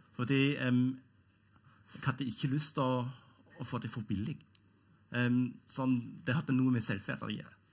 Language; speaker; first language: Norwegian; non-native, fluent; German